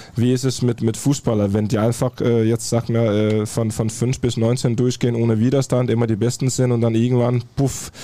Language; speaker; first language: German; non-native, fluent; Danish